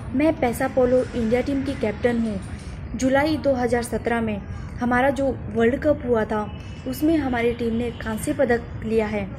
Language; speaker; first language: Hindi; native; Hindi